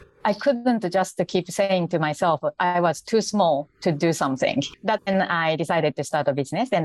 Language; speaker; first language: English; non-native, fluent; Japanese